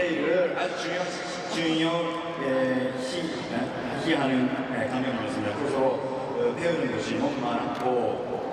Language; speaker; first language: Korean; non-native, fluent; Japanese